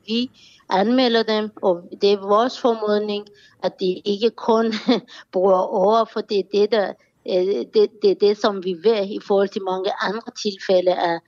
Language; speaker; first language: Danish; non-native, fluent; Persian